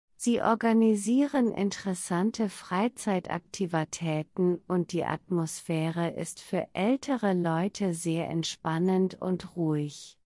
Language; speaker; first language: German; non-native, learner; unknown